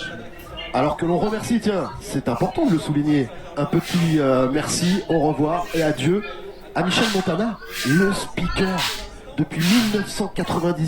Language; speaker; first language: French; native; French